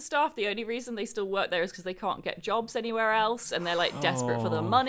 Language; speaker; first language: English; native; English